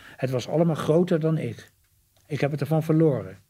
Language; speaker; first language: Dutch; native; Dutch